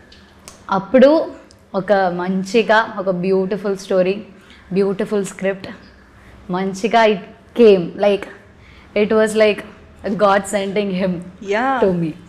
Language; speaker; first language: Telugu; non-native, learner; Malayalam